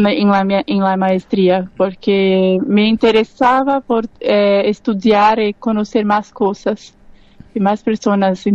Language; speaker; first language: Spanish; non-native, learner; Portuguese